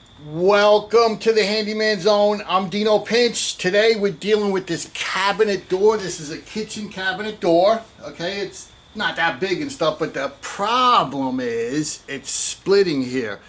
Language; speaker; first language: English; native; English